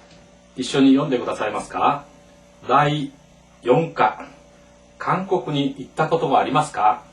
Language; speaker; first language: Japanese; non-native, fluent; Korean